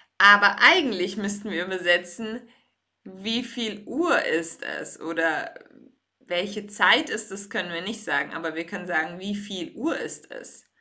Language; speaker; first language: German; native; German